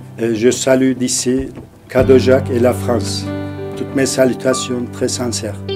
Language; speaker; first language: French; non-native, fluent; Turkish